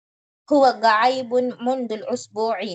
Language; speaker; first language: Arabic; non-native, learner; Tamil